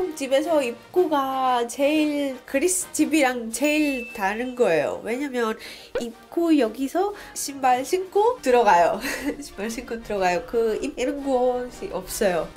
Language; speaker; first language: Korean; non-native, learner; Greek